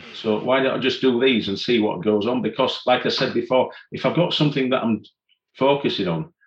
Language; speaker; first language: English; native; English